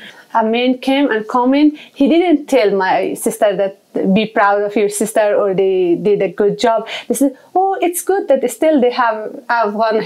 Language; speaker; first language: English; non-native, local second language; Persian